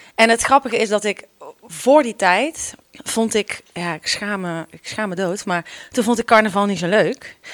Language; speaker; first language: Dutch; native; Dutch